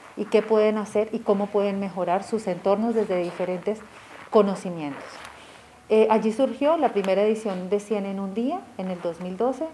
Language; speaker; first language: Spanish; native; Spanish